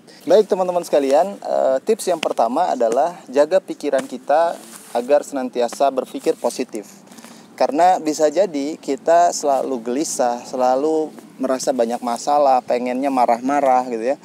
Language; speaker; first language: Indonesian; native; Indonesian